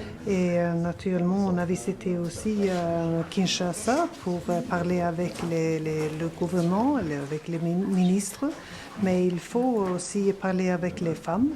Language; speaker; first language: French; non-native, learner; Swedish